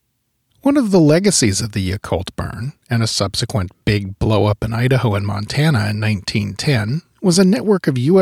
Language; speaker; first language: English; native; English